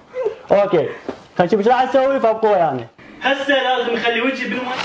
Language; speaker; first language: Arabic; native; Arabic